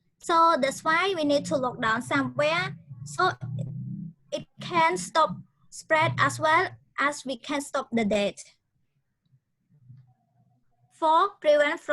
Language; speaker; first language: English; non-native, learner; Khmer